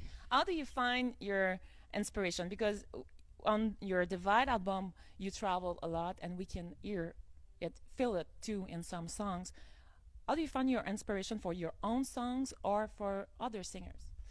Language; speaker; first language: English; non-native, fluent; French